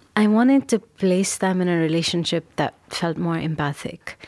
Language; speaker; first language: English; non-native, local second language; Urdu